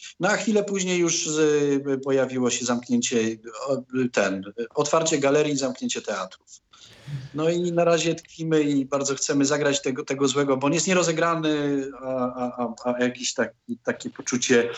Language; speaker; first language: Polish; native; Polish